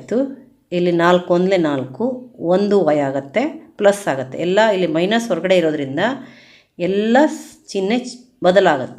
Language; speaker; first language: Kannada; native; Kannada